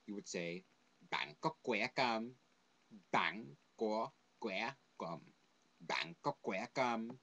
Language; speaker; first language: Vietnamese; non-native, learner; English